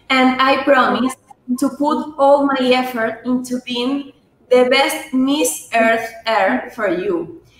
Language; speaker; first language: English; non-native, fluent; Spanish